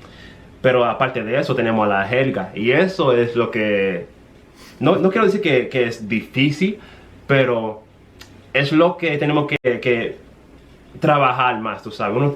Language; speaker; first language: Spanish; non-native, fluent; English